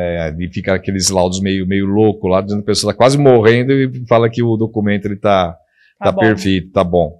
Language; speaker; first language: Portuguese; native; Portuguese